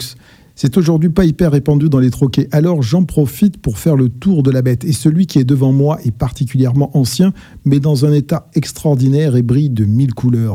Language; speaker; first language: French; native; French